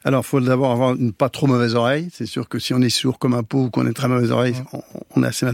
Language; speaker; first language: French; native; French